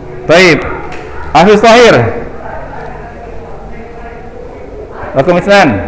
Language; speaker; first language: Arabic; non-native, fluent; Indonesian